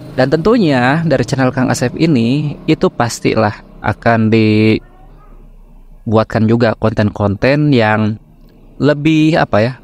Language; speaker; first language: Indonesian; native; Indonesian